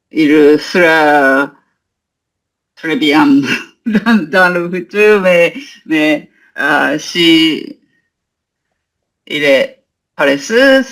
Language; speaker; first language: French; non-native, learner; Japanese